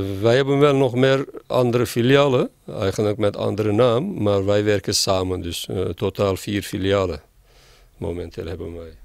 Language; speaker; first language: Dutch; non-native, learner; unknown